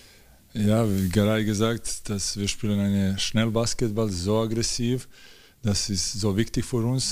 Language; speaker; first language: German; non-native, fluent; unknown